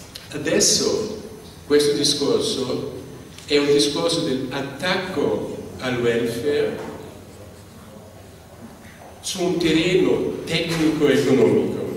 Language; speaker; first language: Italian; non-native, fluent; German